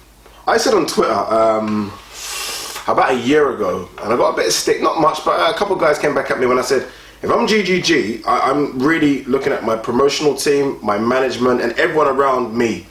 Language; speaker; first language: English; native; English